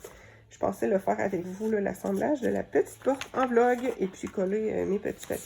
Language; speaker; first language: French; native; French